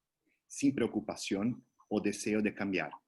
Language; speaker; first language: Spanish; non-native, fluent; Portuguese